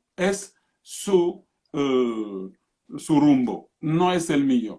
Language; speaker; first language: Spanish; non-native, fluent; French